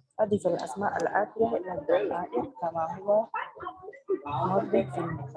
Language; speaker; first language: Arabic; non-native, fluent; Indonesian